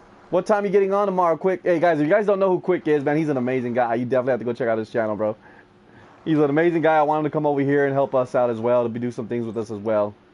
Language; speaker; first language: English; native; English